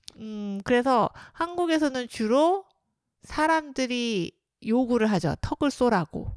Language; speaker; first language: Korean; native; Korean